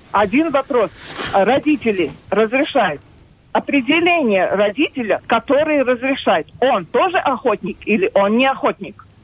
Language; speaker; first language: Russian; non-native, local second language; Latvian